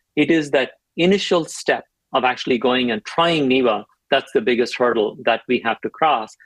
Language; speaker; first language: English; non-native, local second language; Tamil